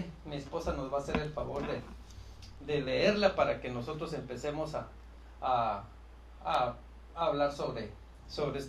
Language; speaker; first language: Spanish; native; Spanish